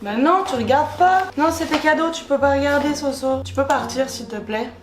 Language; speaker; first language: French; native; French